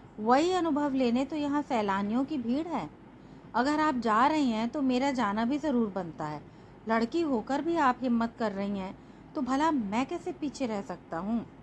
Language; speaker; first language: Hindi; native; Hindi